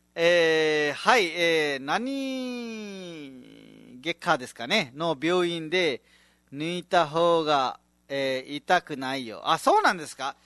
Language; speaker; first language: Japanese; non-native, fluent; Nepali